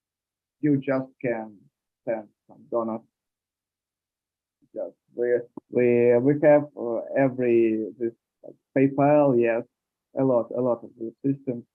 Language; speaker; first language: English; non-native, learner; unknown